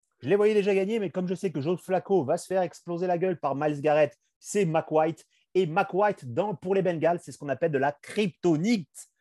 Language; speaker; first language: French; native; French